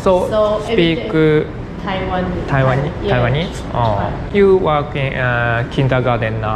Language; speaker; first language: English; non-native, learner; Japanese